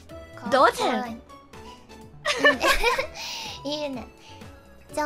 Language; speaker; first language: Japanese; native; Japanese